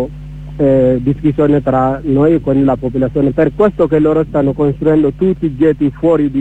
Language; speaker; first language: Italian; non-native, learner; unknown